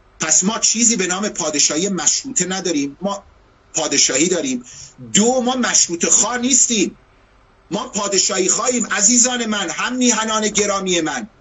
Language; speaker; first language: Persian; non-native, local second language; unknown